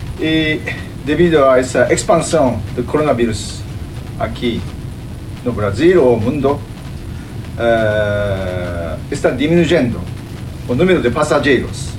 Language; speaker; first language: Portuguese; non-native, fluent; Japanese